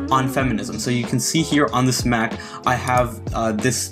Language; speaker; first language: English; native; English